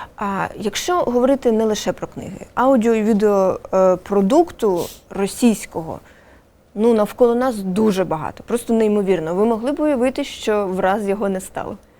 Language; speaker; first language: Ukrainian; native; Ukrainian